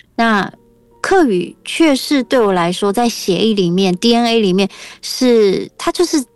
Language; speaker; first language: Chinese; non-native, local second language; Hakka Chinese